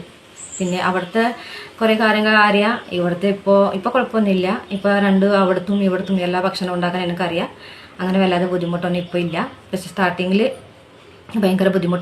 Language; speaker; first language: Malayalam; non-native, local second language; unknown